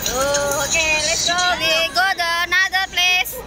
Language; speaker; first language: English; non-native, learner; Indonesian